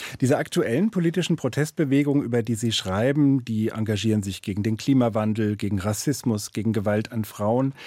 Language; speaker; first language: German; native; German